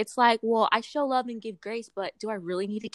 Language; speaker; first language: English; native; English